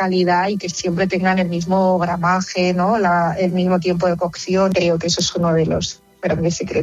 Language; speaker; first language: Spanish; native; Spanish